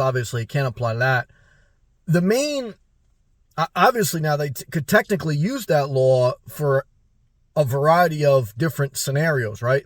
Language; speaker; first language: English; native; English